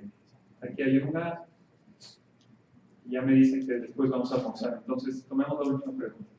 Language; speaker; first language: Spanish; native; Spanish